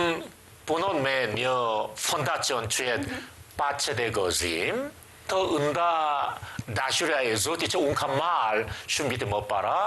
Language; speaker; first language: Albanian; non-native, learner; Korean